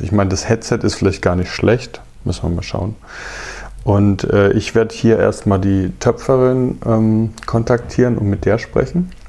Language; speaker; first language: German; native; German